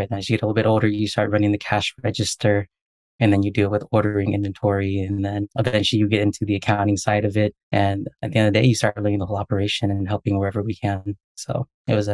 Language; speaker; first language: English; native; English